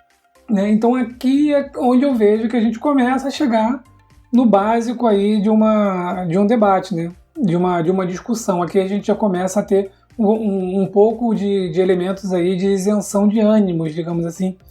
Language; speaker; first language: Portuguese; native; Portuguese